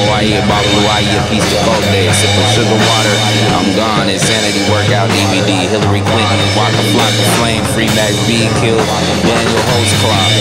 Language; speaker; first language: English; native; English